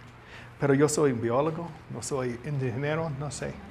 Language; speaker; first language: Spanish; non-native, learner; English